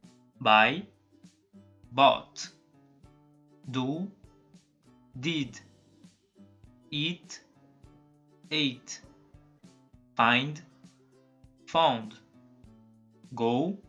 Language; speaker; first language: English; non-native, learner; Portuguese